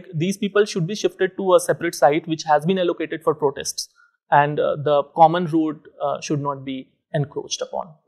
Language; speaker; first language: English; non-native, local second language; Hindi